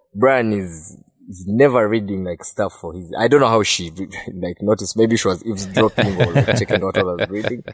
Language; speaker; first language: English; non-native, local second language; Ganda